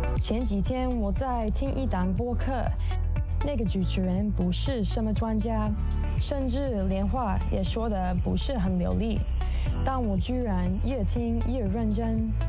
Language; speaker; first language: Chinese; non-native, fluent; English